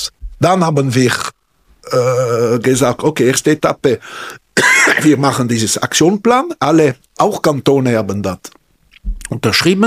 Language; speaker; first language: German; non-native, local second language; French